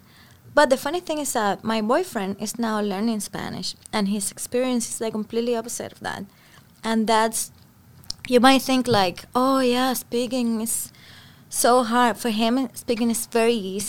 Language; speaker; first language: English; non-native, fluent; Spanish